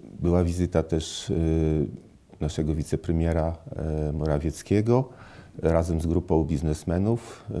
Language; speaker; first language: Polish; native; Polish